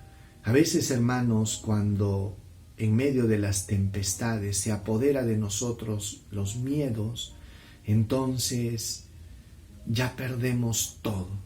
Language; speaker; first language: Spanish; native; Spanish